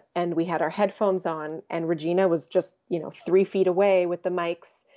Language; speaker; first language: English; native; English